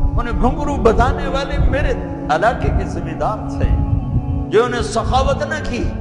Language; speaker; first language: Urdu; non-native, local second language; Punjabi